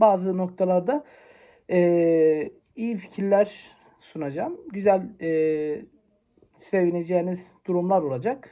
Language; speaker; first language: Turkish; native; Turkish